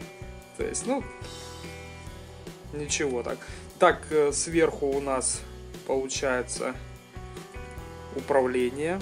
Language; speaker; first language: Russian; native; Russian